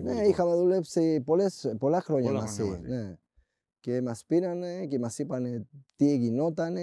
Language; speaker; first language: Greek; non-native, fluent; Spanish